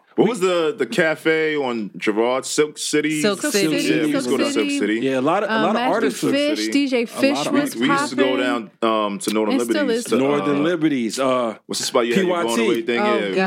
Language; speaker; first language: English; non-native, local second language; Igbo